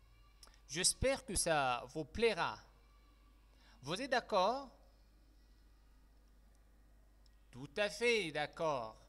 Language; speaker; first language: French; non-native, fluent; Arabic